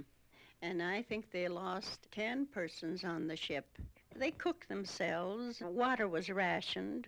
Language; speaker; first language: English; non-native, fluent; Russian